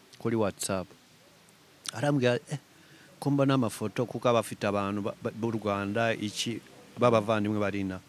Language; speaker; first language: Kinyarwanda; early bilingual, heritage; Kinyarwanda